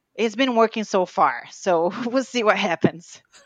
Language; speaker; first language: English; non-native, fluent; Portuguese